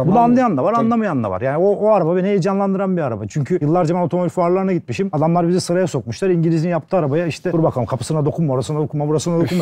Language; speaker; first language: Turkish; native; Turkish